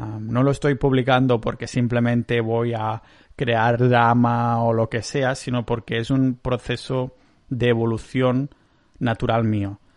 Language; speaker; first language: Spanish; non-native, local second language; Catalan